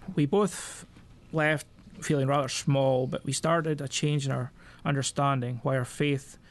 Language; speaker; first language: English; native; English